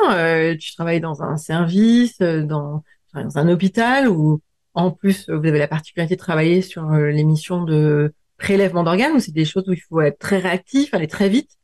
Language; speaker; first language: French; native; French